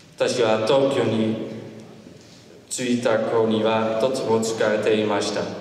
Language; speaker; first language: Japanese; non-native, learner; Dutch